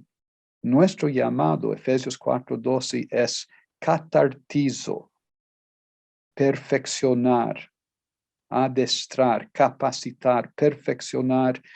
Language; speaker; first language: Spanish; non-native, fluent; Portuguese